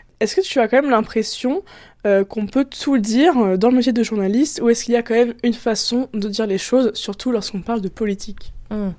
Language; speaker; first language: French; native; French